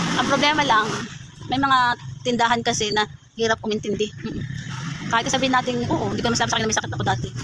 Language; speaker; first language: Filipino; native; Filipino